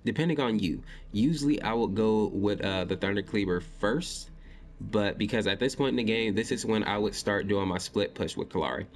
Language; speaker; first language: English; native; English